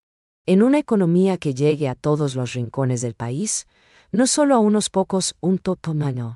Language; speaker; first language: Spanish; native; Spanish